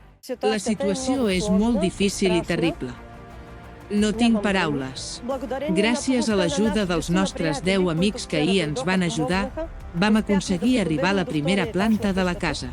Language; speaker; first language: Catalan; non-native, local second language; French